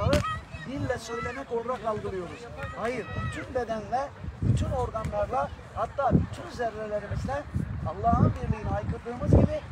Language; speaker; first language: Turkish; native; Turkish